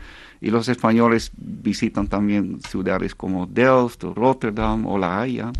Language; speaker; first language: Spanish; non-native, fluent; Dutch